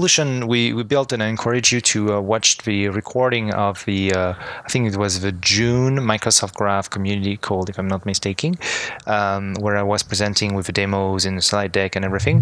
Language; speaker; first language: English; non-native, fluent; French